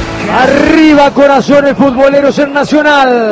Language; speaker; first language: Spanish; native; Spanish